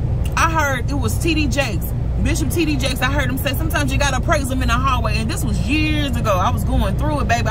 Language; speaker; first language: English; native; English